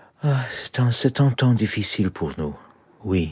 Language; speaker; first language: French; non-native, learner; Polish